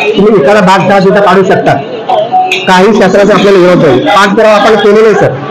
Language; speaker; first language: Marathi; non-native, local second language; Kannada